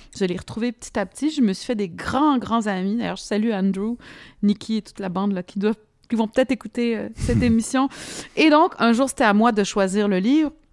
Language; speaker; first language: French; native; French